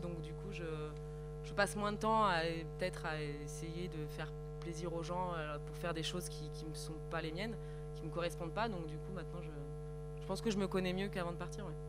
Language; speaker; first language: French; native; French